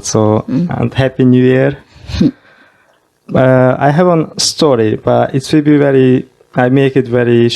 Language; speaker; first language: English; non-native, fluent; Mongolian